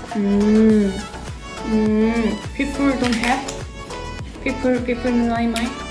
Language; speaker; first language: English; non-native, learner; Korean